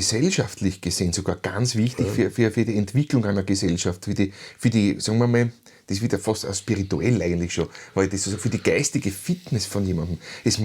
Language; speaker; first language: German; native; German